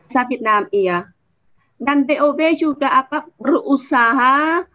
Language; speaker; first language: Indonesian; non-native, fluent; Vietnamese